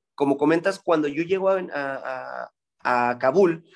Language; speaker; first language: Spanish; native; Spanish